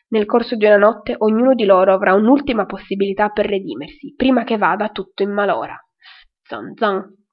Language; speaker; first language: Italian; native; Italian